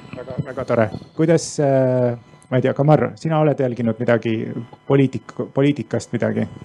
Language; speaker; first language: Estonian; native; Estonian